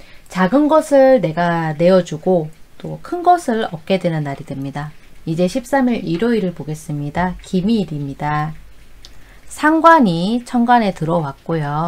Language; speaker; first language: Korean; native; Korean